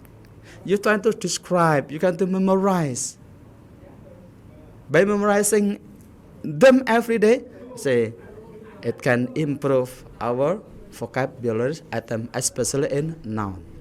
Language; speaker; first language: English; non-native, learner; Indonesian